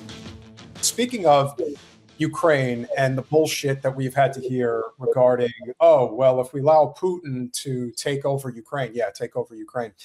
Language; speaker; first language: English; native; English